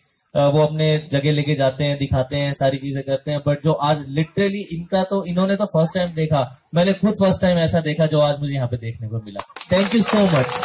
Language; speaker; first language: Hindi; native; Hindi